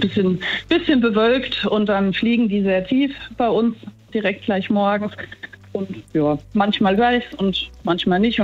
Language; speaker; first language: German; native; German